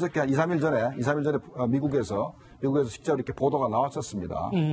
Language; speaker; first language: Korean; native; Korean